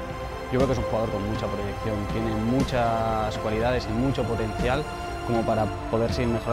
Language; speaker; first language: Spanish; native; Spanish